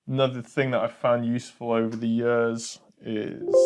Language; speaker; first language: English; native; English